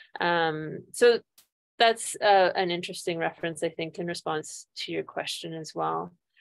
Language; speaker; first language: English; native; English